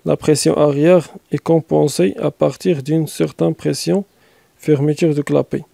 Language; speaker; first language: French; non-native, local second language; Arabic